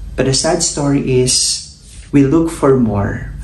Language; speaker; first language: English; non-native, local second language; Filipino